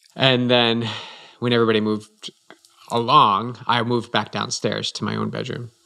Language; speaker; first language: English; native; English